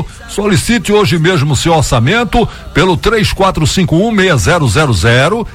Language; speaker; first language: Portuguese; native; Portuguese